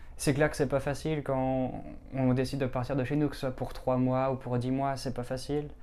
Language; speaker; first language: French; native; French